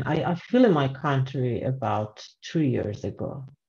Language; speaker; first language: English; non-native, learner; Persian